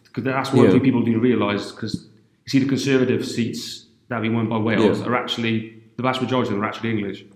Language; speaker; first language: English; native; English